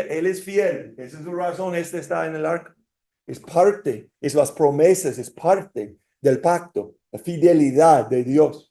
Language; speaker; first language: Spanish; non-native, fluent; English